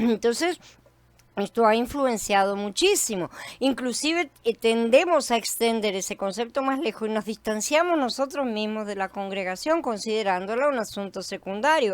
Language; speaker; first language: Spanish; native; Spanish